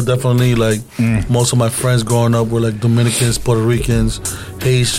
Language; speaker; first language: English; native; English